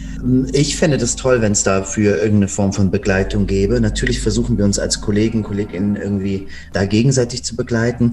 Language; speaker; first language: German; native; German